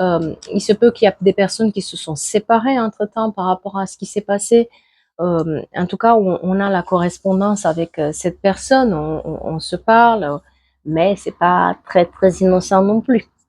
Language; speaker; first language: French; native; French